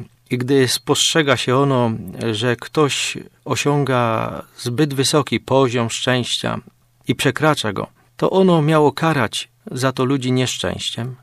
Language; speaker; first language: Polish; native; Polish